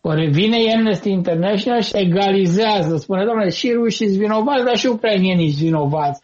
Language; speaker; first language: Romanian; native; Romanian